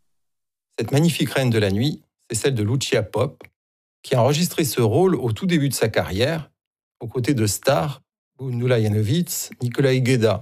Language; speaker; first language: French; native; French